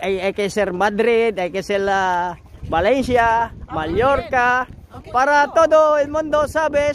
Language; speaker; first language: Spanish; non-native, learner; Filipino